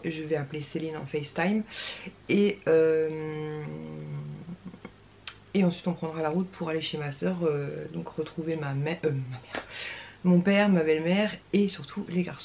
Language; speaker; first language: French; native; French